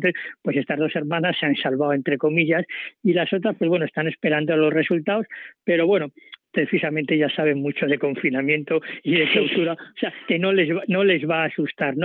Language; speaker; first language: Spanish; native; Spanish